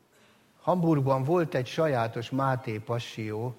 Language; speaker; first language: Hungarian; native; Hungarian